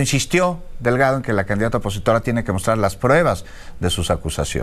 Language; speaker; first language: Spanish; native; Spanish